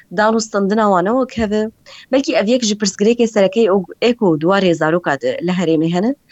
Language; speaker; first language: Kurdish; native; Kurdish